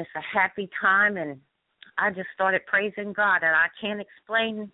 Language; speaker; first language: English; native; English